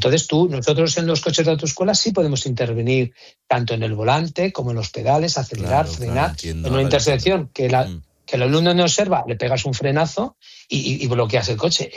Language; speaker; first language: Spanish; native; Spanish